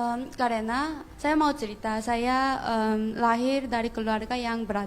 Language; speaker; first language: Indonesian; non-native, fluent; Korean